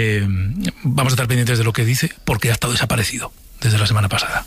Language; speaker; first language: Spanish; native; Spanish